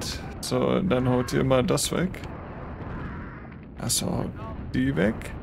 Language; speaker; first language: German; native; German